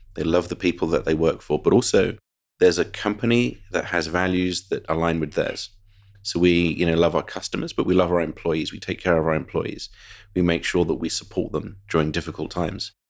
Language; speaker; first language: English; native; English